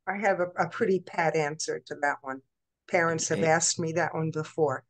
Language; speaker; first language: English; native; English